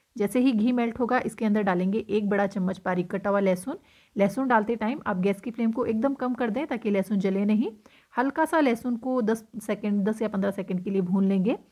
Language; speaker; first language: Hindi; native; Hindi